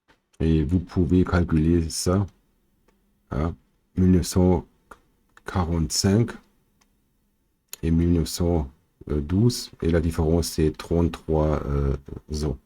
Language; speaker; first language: French; non-native, fluent; German